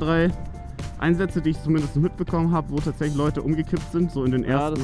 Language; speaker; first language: German; native; German